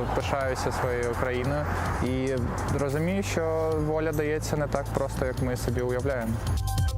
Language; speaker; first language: Ukrainian; non-native, local second language; Russian